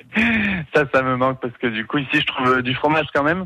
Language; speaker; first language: French; native; French